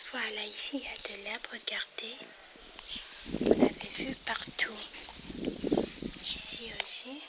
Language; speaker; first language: French; non-native, local second language; Arabic